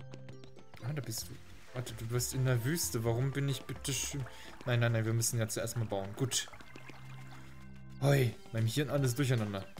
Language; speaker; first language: German; native; German